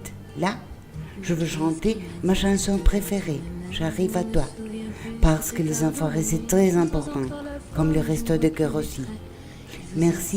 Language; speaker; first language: French; non-native, learner; Spanish